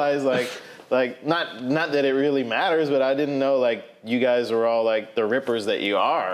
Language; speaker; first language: English; native; English